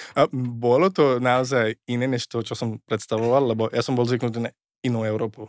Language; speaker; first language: Slovak; non-native, fluent; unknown